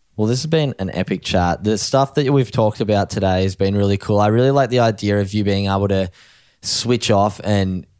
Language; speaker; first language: English; native; English